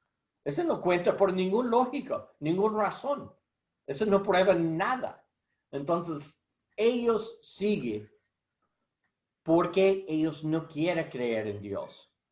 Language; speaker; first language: Spanish; non-native, learner; English